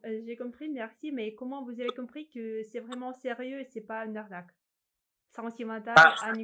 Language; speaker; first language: French; non-native, fluent; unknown